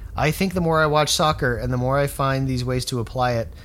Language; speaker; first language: English; native; English